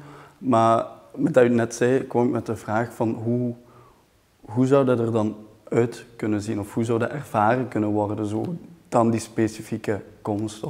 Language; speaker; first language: Dutch; native; Dutch